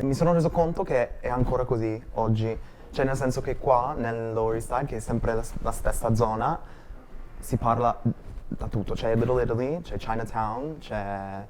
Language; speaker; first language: Italian; non-native, fluent; English